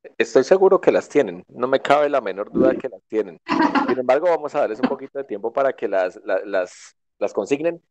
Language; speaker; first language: Spanish; native; Spanish